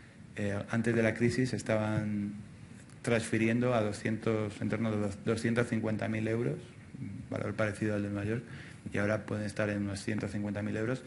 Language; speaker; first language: Spanish; native; Spanish